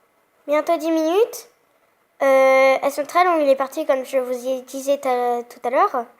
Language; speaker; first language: French; native; French